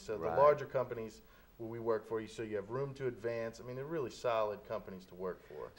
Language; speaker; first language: English; native; English